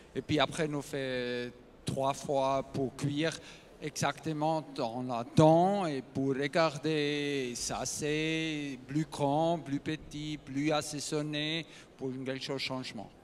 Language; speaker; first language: French; non-native, learner; German